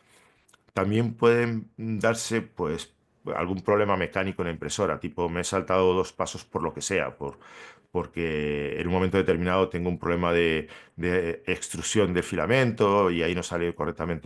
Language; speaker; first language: Spanish; native; Spanish